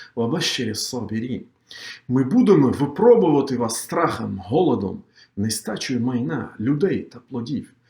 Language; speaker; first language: Ukrainian; non-native, local second language; Crimean Tatar